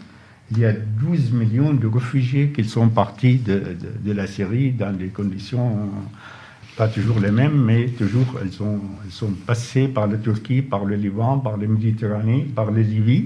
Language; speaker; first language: French; non-native, fluent; Arabic